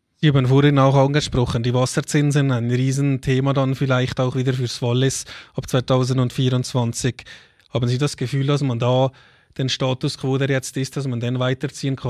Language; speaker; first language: German; native; German